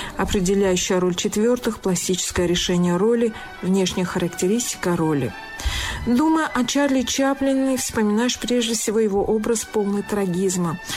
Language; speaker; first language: Russian; non-native, local second language; Tajik